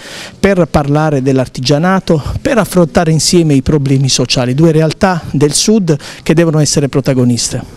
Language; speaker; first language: Italian; native; Italian